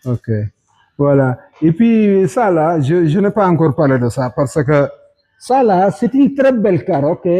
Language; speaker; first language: French; non-native, local second language; Wolof